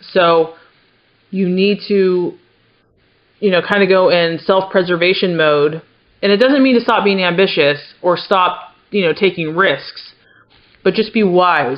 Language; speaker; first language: English; native; English